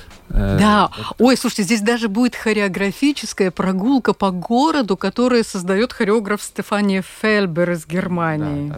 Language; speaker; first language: Russian; native; Russian